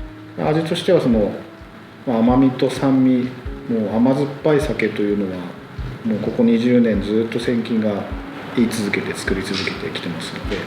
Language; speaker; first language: Japanese; native; Japanese